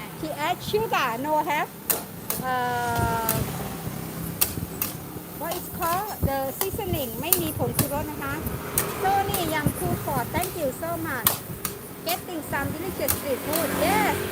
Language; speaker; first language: English; non-native, learner; Thai